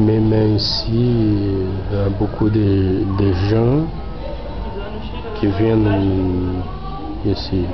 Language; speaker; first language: French; non-native, learner; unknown